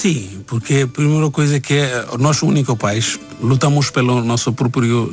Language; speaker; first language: Portuguese; non-native, learner; Bangla